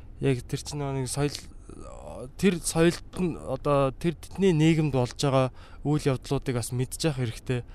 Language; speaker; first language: Mongolian; native; Mongolian